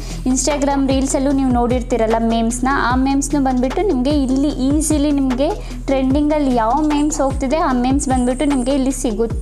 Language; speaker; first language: Kannada; native; Kannada